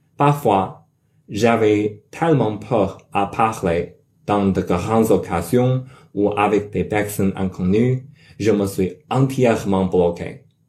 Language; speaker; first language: French; non-native, learner; Chinese